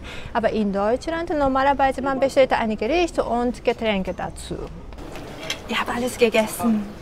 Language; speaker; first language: German; non-native, fluent; Japanese